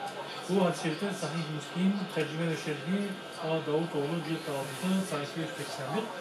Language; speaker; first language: Turkish; native; Turkish